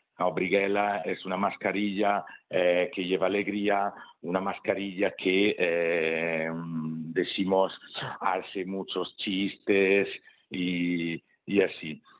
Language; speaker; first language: Spanish; non-native, fluent; Italian